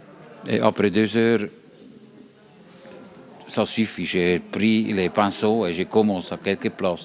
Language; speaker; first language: French; non-native, fluent; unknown